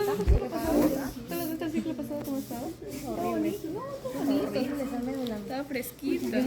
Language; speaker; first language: Spanish; native; Spanish